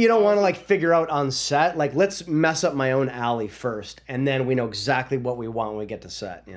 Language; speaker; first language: English; native; English